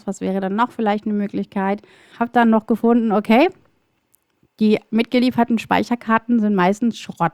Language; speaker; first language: German; native; German